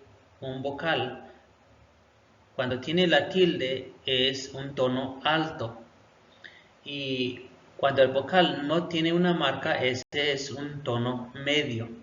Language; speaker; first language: Spanish; non-native, local second language; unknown